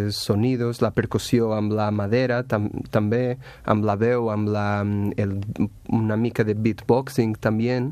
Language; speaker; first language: Catalan; non-native, learner; Portuguese